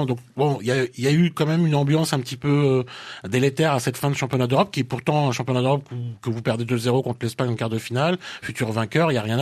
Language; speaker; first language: French; native; French